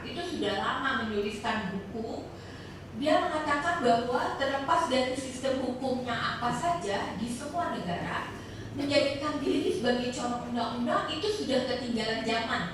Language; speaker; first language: Indonesian; native; Indonesian